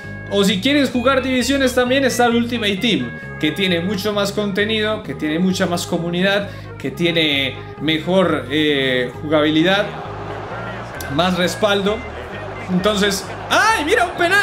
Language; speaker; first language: Spanish; native; Spanish